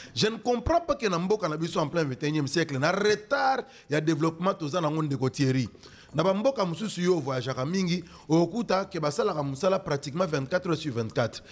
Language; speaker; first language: French; non-native, local second language; Lingala